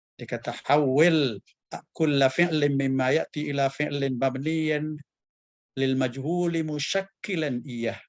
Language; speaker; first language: Malay; native; Malay